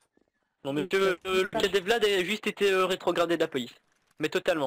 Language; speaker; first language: French; native; French